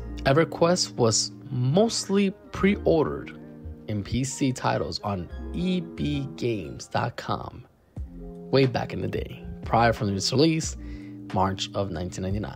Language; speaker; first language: English; native; English